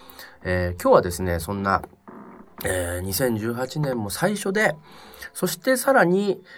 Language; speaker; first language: Japanese; native; Japanese